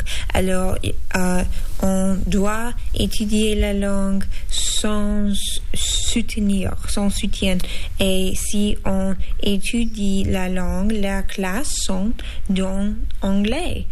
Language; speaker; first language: French; non-native, learner; English